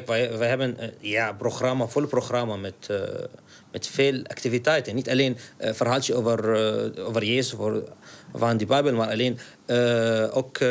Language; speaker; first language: Dutch; non-native, learner; Arabic